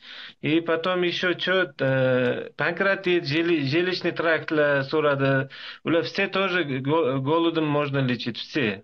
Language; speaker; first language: Russian; non-native, local second language; Uzbek